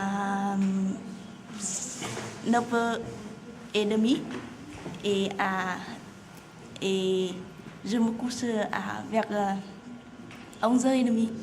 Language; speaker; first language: French; non-native, learner; Vietnamese